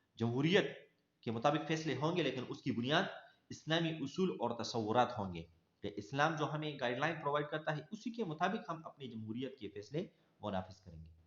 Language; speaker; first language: Urdu; non-native, local second language; Pashto